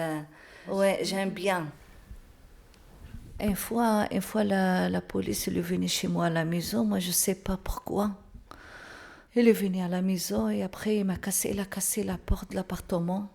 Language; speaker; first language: French; non-native, learner; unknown